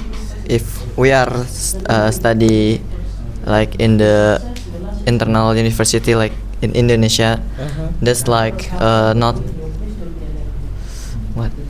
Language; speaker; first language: English; non-native, learner; Indonesian